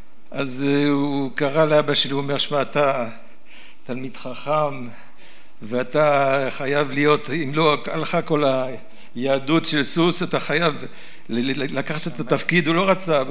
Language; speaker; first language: Hebrew; early bilingual, other home language; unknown